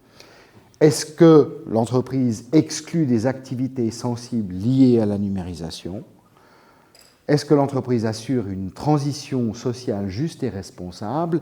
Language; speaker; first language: French; native; French